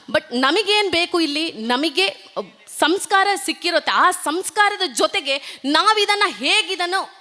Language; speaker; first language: Kannada; non-native, local second language; Tulu